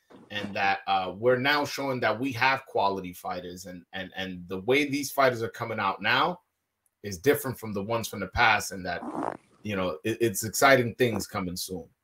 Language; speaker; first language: English; early bilingual, other home language; Spanish